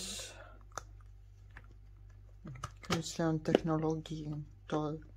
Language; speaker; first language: German; non-native, fluent; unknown